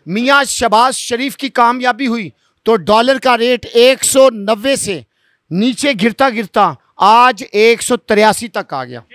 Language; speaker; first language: Urdu; non-native, local second language; Punjabi